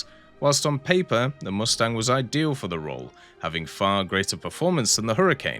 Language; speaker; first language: English; native; English